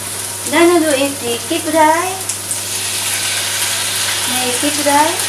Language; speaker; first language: Dutch; non-native, fluent; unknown